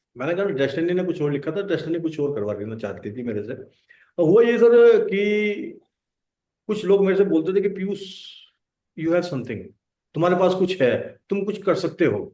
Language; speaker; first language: Hindi; native; Hindi